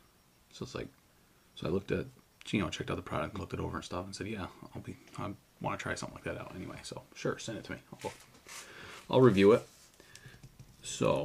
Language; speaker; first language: English; native; English